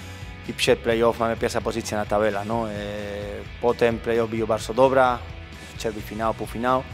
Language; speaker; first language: Polish; non-native, learner; Spanish